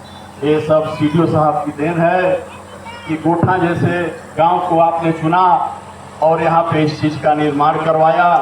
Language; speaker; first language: Hindi; native; Hindi